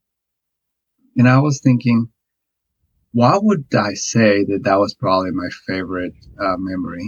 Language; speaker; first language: English; non-native, fluent; Spanish